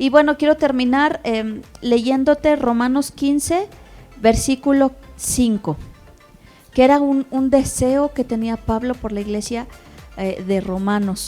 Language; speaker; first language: Spanish; native; Spanish